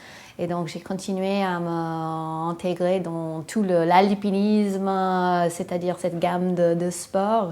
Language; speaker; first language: French; non-native, fluent; English